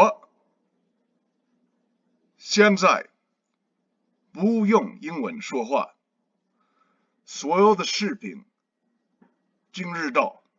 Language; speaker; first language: Chinese; non-native, learner; English